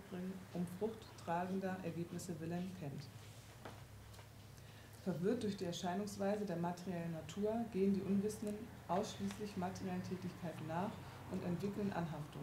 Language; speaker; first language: German; native; German